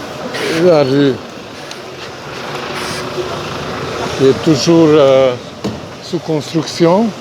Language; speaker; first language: French; non-native, fluent; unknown